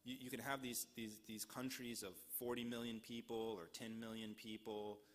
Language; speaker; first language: English; native; English